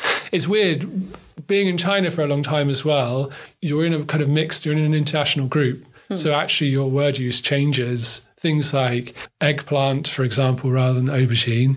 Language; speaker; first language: English; native; English